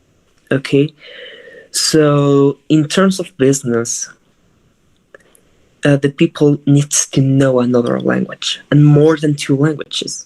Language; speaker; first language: English; non-native, fluent; Spanish